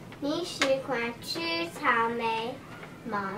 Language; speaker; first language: Chinese; non-native, learner; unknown